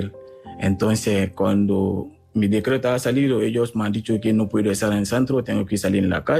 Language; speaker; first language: Spanish; non-native, learner; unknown